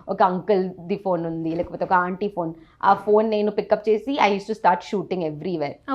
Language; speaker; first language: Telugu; non-native, local second language; Gujarati